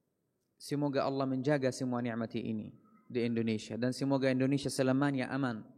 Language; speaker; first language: Indonesian; non-native, fluent; Arabic